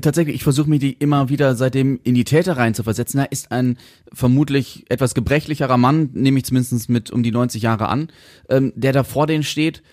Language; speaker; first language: German; native; German